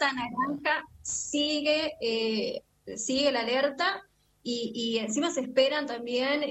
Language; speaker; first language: Spanish; native; Spanish